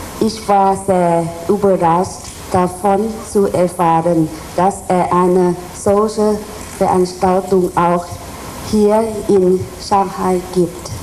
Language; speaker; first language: German; non-native, fluent; Thai